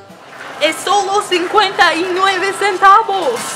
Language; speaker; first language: Spanish; non-native, learner; English